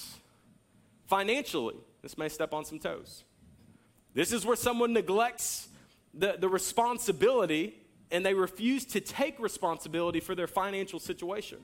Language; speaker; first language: English; native; English